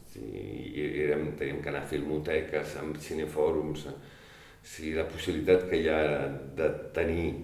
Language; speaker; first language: Catalan; native; Catalan